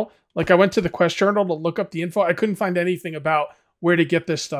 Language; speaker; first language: English; native; English